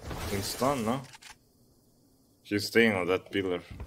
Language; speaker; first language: English; non-native, fluent; Russian